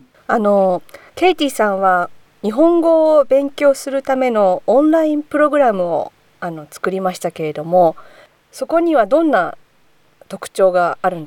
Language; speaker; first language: Japanese; native; Japanese